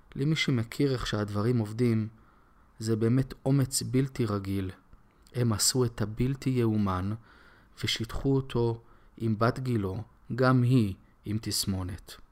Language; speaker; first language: Hebrew; native; Hebrew